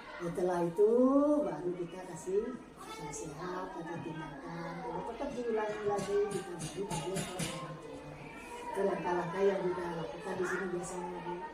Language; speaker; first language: Indonesian; non-native, local second language; Madurese